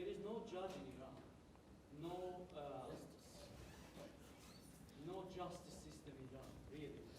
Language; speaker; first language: English; non-native, learner; Azerbaijani